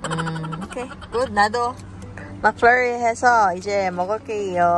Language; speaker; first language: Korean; non-native, learner; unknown